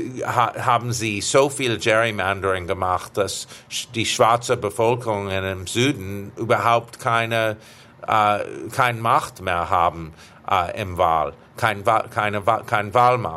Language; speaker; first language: German; non-native, fluent; English